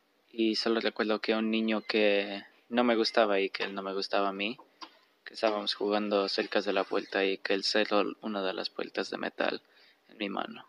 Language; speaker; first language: Spanish; early bilingual, heritage; Spanish